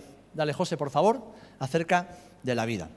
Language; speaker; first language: Spanish; native; Spanish